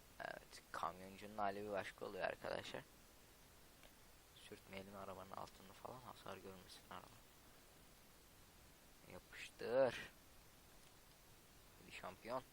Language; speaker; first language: Turkish; native; Turkish